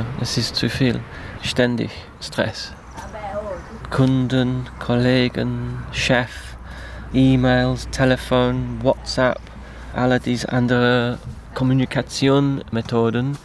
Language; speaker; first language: German; non-native, learner; English